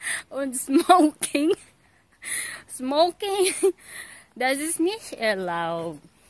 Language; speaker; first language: German; non-native, learner; Filipino